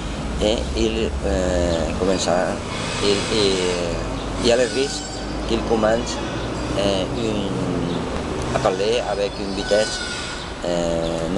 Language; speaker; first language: French; non-native, learner; Spanish